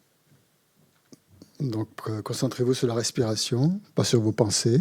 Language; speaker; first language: French; native; French